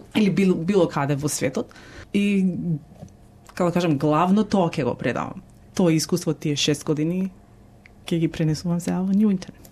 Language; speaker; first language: Macedonian; early bilingual, heritage; Macedonian